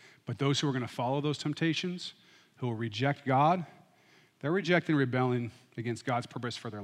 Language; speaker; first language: English; native; English